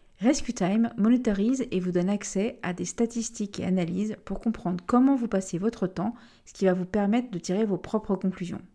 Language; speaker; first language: French; native; French